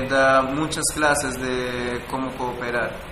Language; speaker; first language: Spanish; native; Spanish